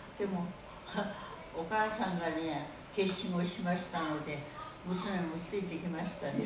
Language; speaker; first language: Japanese; non-native, fluent; Korean